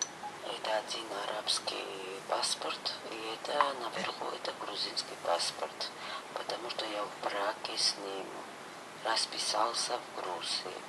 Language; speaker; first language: Russian; non-native, fluent; Georgian